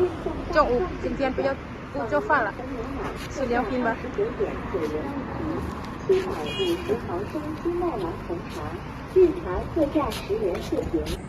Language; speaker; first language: Chinese; non-native, fluent; Lao